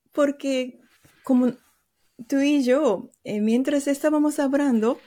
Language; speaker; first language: Spanish; non-native, fluent; Japanese